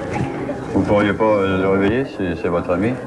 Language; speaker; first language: French; native; French